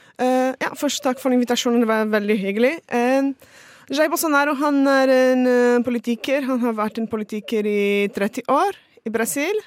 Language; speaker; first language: Norwegian; non-native, fluent; Portuguese